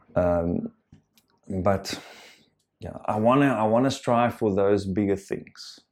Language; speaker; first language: English; non-native, local second language; Afrikaans